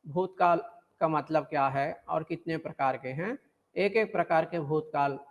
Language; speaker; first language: Hindi; non-native, local second language; Telugu